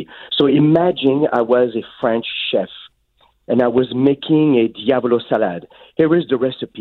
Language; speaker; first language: English; non-native, fluent; French